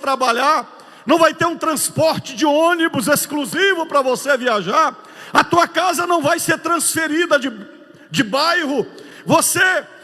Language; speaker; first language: Portuguese; native; Portuguese